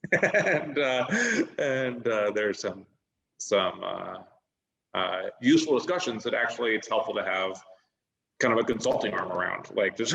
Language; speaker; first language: English; native; English